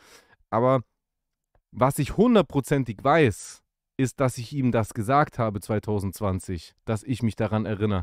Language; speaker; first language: German; native; German